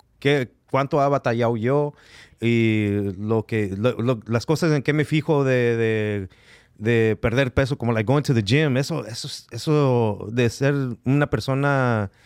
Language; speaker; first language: Spanish; early bilingual, heritage; Spanish